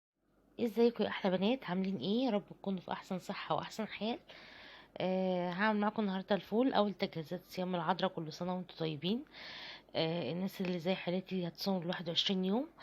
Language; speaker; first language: Arabic; native; Arabic